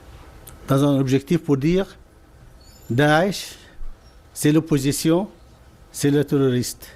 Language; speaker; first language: French; non-native, fluent; Arabic